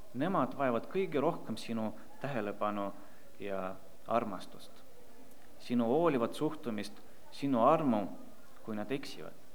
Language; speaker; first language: Estonian; non-native, local second language; Russian